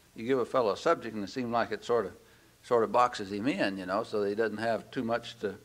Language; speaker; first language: English; native; English